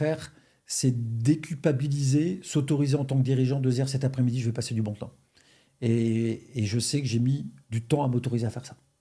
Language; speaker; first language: French; native; French